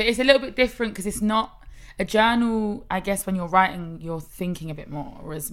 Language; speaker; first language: English; native; English